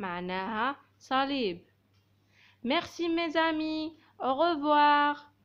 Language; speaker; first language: French; non-native, local second language; Arabic